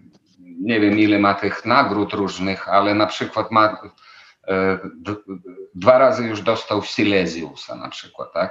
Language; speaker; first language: Polish; non-native, fluent; Ukrainian